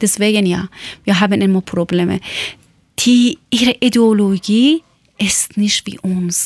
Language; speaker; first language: German; non-native, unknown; Persian